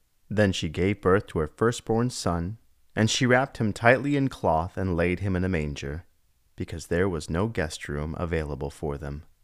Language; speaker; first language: English; native; English